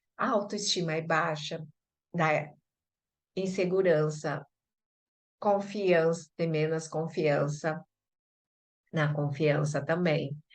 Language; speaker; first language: Portuguese; early bilingual, other home language; Chinese